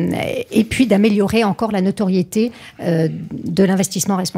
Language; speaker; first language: French; native; French